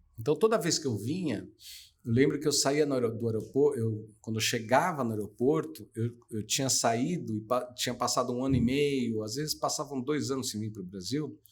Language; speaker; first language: Portuguese; native; Portuguese